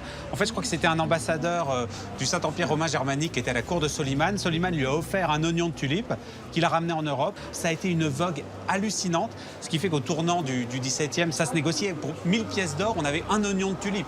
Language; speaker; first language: French; native; French